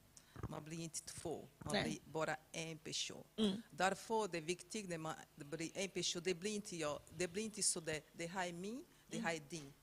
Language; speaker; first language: Swedish; non-native, fluent; Portuguese